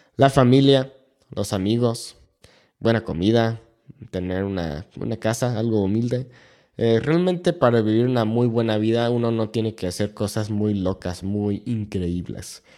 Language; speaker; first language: Spanish; non-native, fluent; English